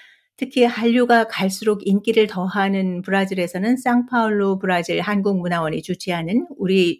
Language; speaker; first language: Korean; native; Korean